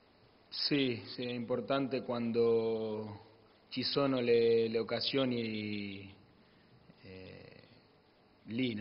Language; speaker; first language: Italian; non-native, learner; Spanish